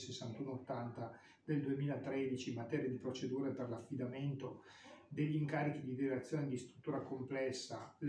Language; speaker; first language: Italian; native; Italian